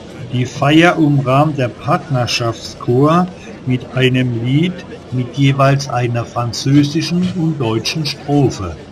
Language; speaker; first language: German; native; German